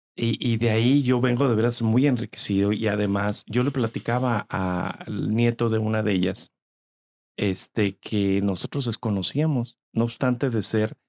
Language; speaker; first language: Spanish; native; Spanish